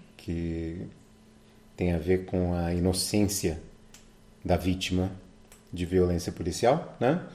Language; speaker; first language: Portuguese; native; Portuguese